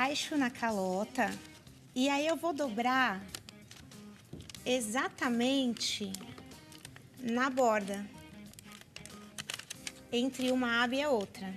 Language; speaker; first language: Portuguese; native; Portuguese